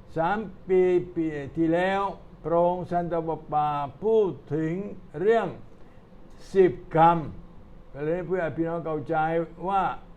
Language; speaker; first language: Thai; non-native, fluent; Italian